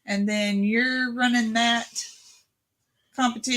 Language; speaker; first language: English; native; English